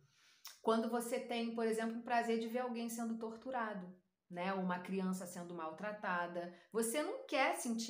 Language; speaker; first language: Portuguese; native; Portuguese